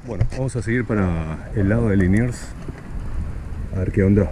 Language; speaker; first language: Spanish; native; Spanish